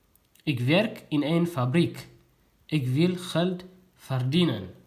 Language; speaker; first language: Dutch; non-native, fluent; Tigrinya